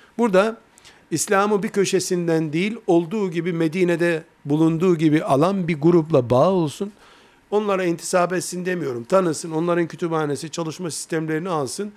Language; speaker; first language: Turkish; native; Turkish